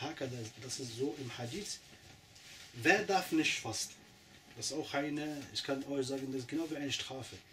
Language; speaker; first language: German; non-native, fluent; Arabic